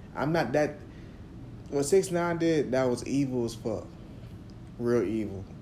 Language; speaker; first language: English; native; English